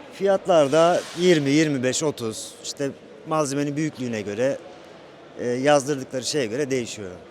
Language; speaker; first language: Turkish; early bilingual, heritage; Turkish